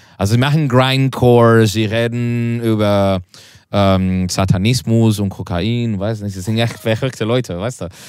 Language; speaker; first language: German; non-native, learner; Spanish